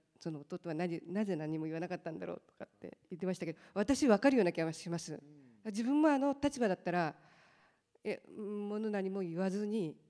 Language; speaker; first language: Japanese; native; Japanese